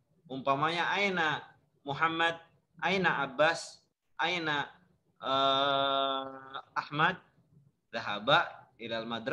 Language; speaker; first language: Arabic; non-native, fluent; Indonesian